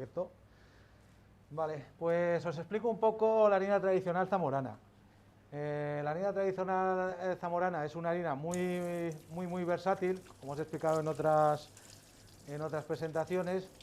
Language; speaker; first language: Spanish; native; Spanish